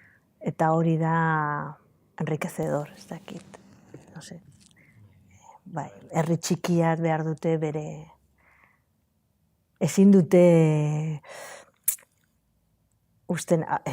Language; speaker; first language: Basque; non-native, learner; Spanish